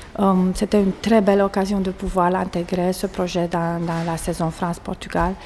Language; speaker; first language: French; non-native, fluent; Portuguese